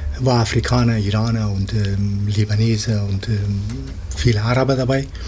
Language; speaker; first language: German; non-native, fluent; Persian